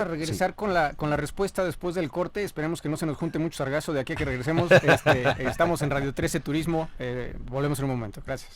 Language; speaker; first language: Spanish; native; Spanish